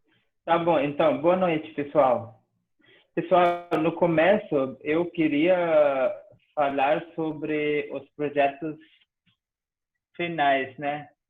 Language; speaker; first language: Portuguese; non-native, fluent; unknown